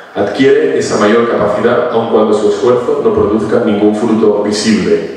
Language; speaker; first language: Spanish; non-native, local second language; Catalan